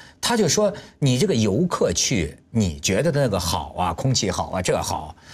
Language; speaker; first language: Chinese; native; Chinese